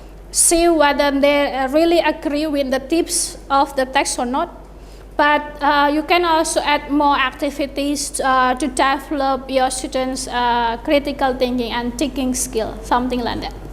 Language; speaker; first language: English; non-native, fluent; Indonesian